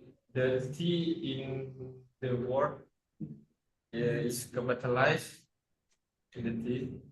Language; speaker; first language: English; non-native, learner; Indonesian